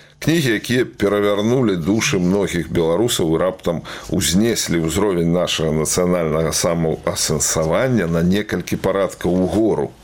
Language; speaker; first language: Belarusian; native; Belarusian